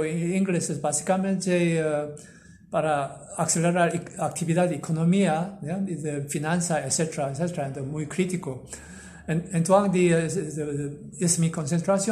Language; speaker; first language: Portuguese; non-native, learner; Korean